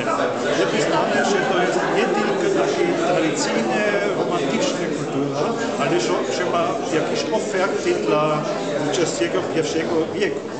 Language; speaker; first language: Polish; non-native, learner; German